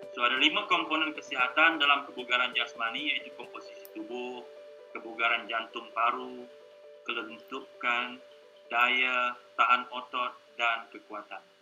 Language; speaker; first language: Malay; native; Malay